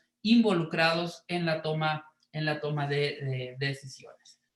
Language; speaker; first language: Spanish; native; Spanish